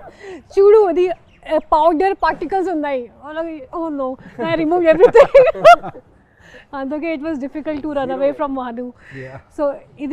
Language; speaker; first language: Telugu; non-native, fluent; Hindi